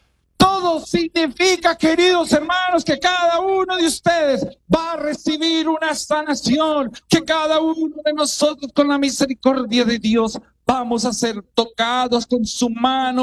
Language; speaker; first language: Spanish; native; Spanish